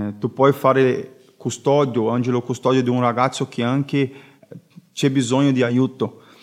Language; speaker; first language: Italian; non-native, learner; Portuguese